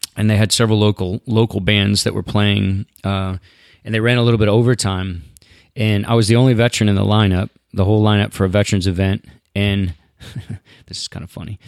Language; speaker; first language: English; native; English